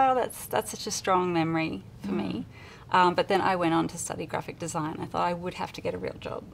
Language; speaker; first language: English; native; English